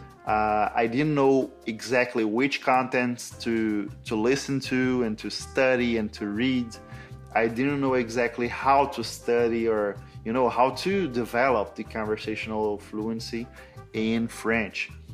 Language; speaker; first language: English; non-native, fluent; Portuguese